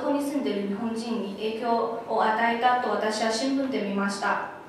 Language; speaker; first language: Japanese; non-native, fluent; Chinese